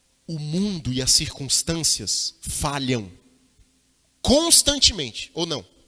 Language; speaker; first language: Portuguese; native; Portuguese